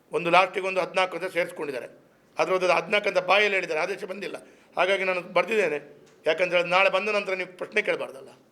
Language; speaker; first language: Kannada; non-native, local second language; Konkani